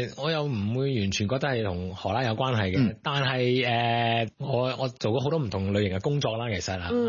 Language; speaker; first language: Cantonese; early bilingual, heritage; Cantonese